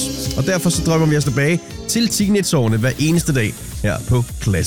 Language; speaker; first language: Danish; native; Danish